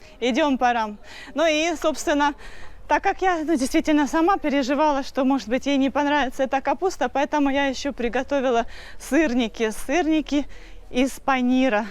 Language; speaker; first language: Russian; native; Russian